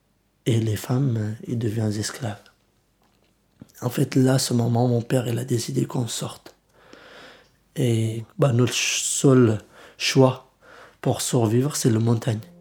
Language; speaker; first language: French; early bilingual, other home language; Kurdish